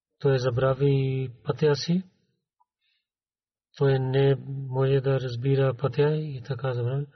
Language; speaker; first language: Bulgarian; non-native, learner; Urdu